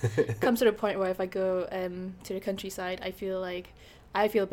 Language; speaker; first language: English; non-native, local second language; Malay